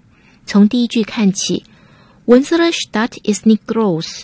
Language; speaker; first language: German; non-native, fluent; Chinese